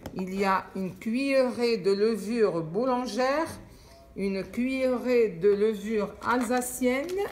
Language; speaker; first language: French; non-native, local second language; Arabic